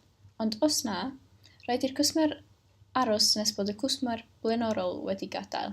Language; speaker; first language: Welsh; native; Welsh